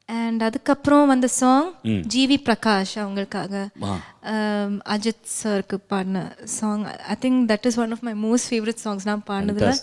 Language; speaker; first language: Tamil; non-native, local second language; Malayalam